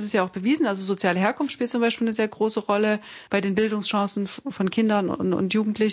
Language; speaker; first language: German; native; German